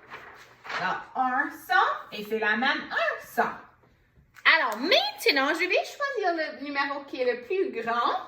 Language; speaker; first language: French; non-native, fluent; English